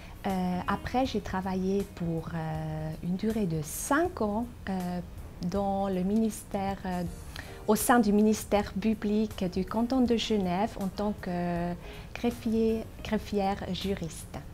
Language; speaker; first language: French; non-native, local second language; German